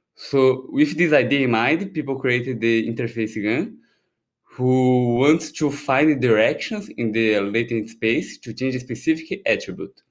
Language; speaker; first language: English; non-native, fluent; Portuguese